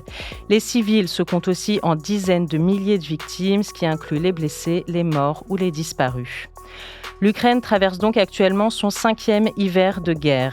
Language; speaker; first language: French; native; French